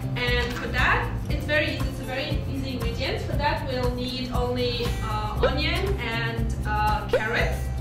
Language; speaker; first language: English; non-native, fluent; Romanian